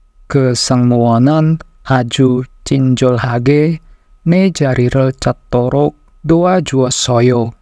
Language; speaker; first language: Korean; non-native, fluent; Indonesian